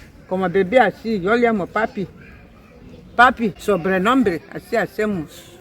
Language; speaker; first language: Spanish; non-native, learner; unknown